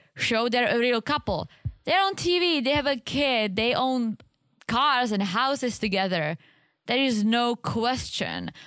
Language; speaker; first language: English; native; English